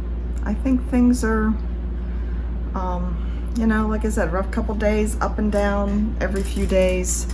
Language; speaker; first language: English; native; English